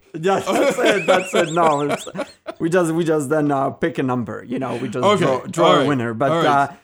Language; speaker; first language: English; non-native, fluent; Polish